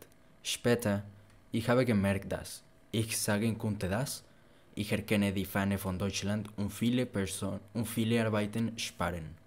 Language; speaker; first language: German; non-native, learner; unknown